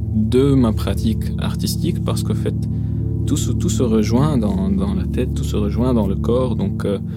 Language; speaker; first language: French; non-native, local second language; Arabic